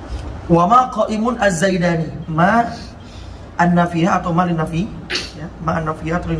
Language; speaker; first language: Arabic; non-native, fluent; Indonesian